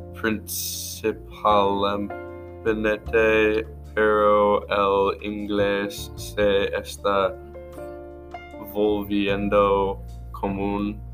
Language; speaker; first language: Spanish; non-native, learner; English